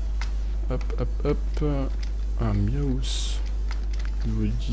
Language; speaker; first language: French; native; French